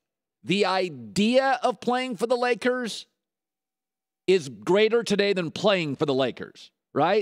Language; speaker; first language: English; native; English